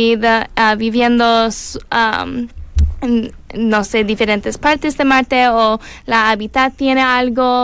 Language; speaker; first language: Spanish; non-native, learner; English